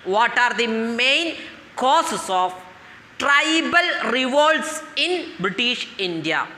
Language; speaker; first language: English; non-native, local second language; Malayalam